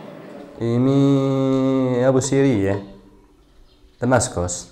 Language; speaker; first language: Greek; non-native, learner; Arabic